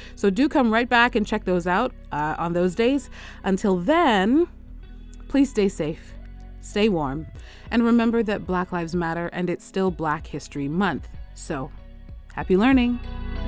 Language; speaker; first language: English; native; English